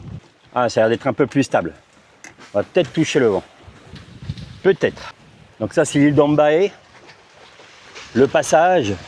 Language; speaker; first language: French; native; French